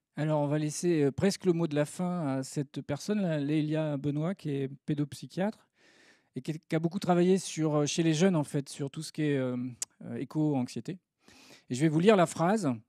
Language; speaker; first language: French; native; French